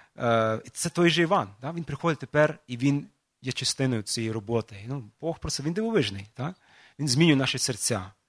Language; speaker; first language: Ukrainian; non-native, fluent; English